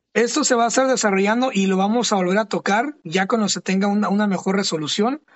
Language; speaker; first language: Spanish; native; Spanish